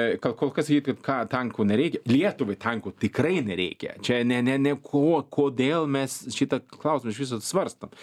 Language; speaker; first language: Lithuanian; non-native, fluent; Swedish